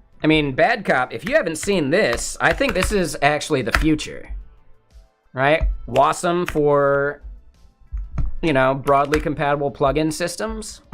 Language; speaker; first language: English; native; English